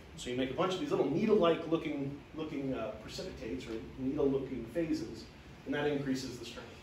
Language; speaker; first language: English; native; English